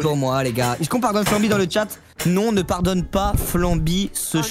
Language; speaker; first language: French; native; French